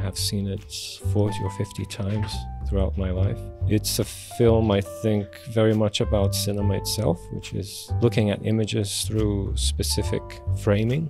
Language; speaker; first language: English; non-native, fluent; Portuguese